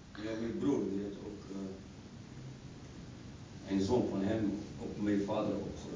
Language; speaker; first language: Dutch; non-native, learner; Arabic